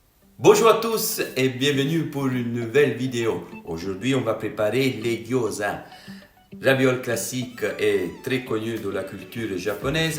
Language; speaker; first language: French; non-native, fluent; Italian